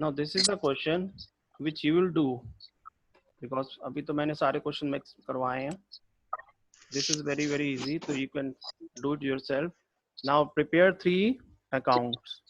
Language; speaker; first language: English; non-native, local second language; Hindi